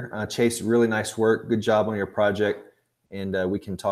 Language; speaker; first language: English; native; English